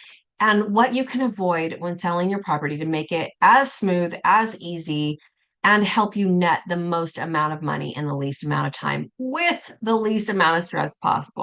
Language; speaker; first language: English; native; English